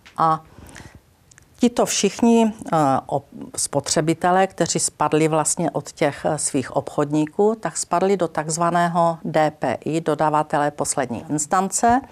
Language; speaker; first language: Czech; native; Czech